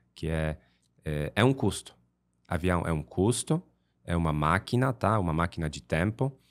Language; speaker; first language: Portuguese; non-native, fluent; Polish